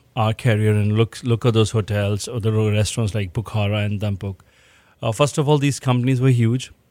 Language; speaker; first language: English; non-native, local second language; Hindi